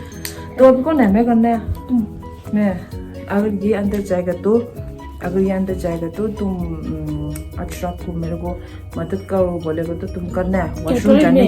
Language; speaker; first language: Hindi; non-native, local second language; Tibetan